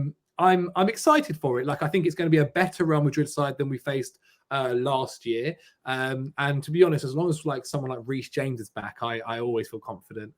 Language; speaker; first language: English; native; English